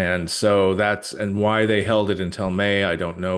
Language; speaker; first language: English; native; English